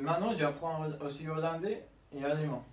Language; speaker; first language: French; non-native, learner; Spanish